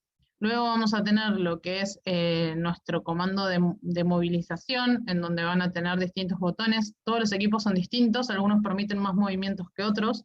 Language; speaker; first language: Spanish; native; Spanish